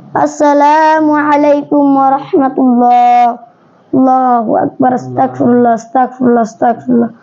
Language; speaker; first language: Arabic; non-native, learner; Bangla